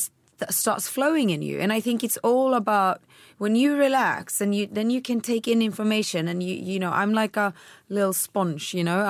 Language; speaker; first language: English; early bilingual, other home language; Swedish